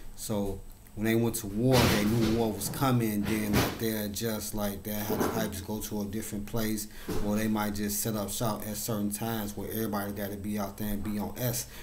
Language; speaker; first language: English; native; English